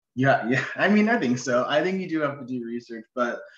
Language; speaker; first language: English; native; English